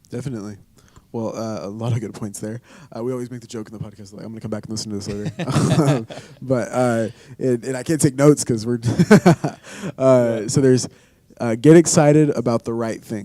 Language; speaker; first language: English; native; English